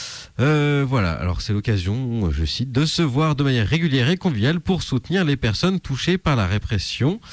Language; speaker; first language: French; native; French